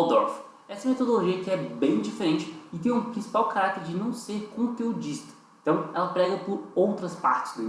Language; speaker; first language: Portuguese; native; Portuguese